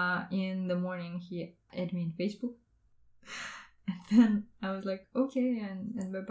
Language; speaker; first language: English; non-native, fluent; Russian